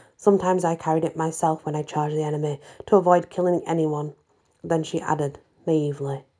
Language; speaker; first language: English; native; English